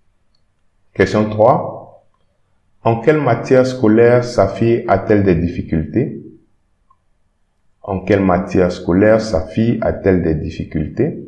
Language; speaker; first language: French; non-native, fluent; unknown